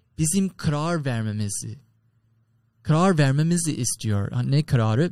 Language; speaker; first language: Turkish; non-native, learner; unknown